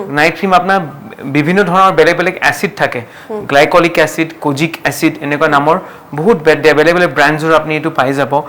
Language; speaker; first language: Assamese; non-native, local second language; Marwari